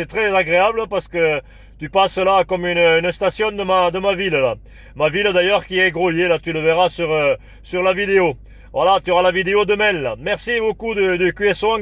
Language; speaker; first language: French; native; French